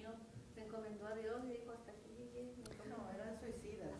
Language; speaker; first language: Spanish; native; Spanish